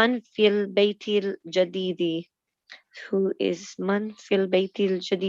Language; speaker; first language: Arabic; non-native, learner; English